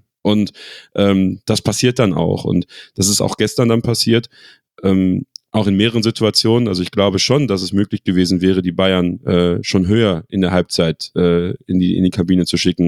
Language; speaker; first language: German; native; German